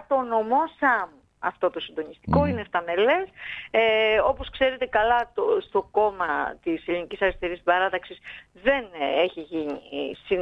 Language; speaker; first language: Greek; native; Greek